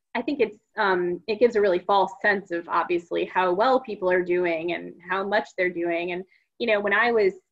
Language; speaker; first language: English; native; English